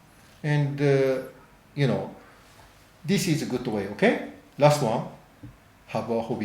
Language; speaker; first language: English; non-native, learner; Japanese